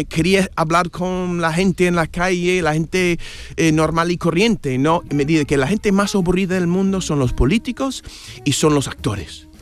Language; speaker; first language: Spanish; non-native, fluent; English